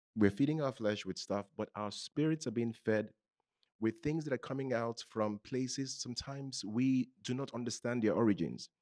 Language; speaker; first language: English; non-native, local second language; Yoruba